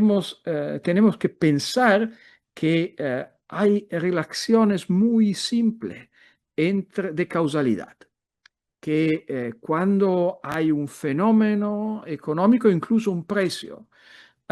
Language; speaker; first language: Spanish; non-native, fluent; Italian